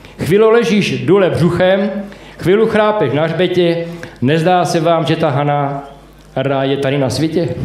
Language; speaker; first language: Czech; native; Czech